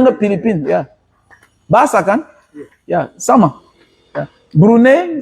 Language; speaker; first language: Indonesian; non-native, learner; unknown